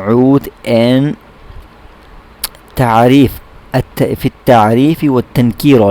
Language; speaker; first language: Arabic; non-native, fluent; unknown